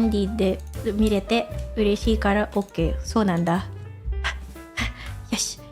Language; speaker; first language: Japanese; non-native, fluent; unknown